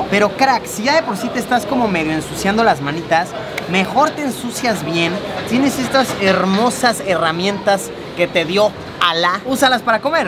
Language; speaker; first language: Spanish; native; Spanish